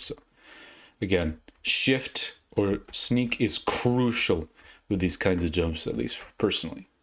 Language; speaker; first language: English; native; English